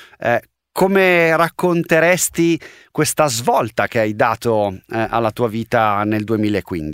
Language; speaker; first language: Italian; native; Italian